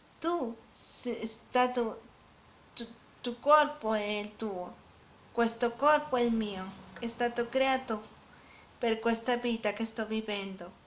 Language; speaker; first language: Italian; non-native, learner; Spanish